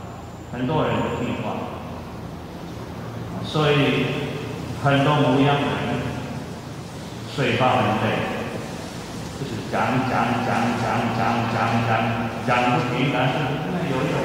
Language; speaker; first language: Chinese; non-native, fluent; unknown